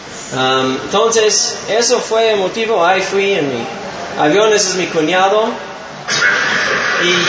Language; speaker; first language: Spanish; non-native, fluent; English